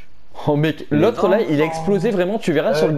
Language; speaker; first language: French; native; French